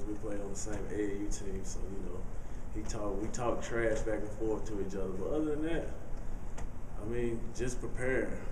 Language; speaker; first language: English; native; English